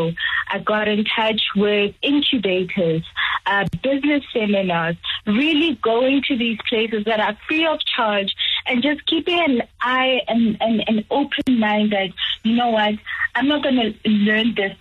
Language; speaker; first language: English; non-native, local second language; Tswana